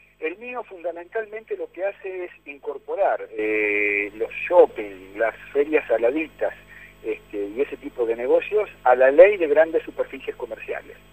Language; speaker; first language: Spanish; native; Spanish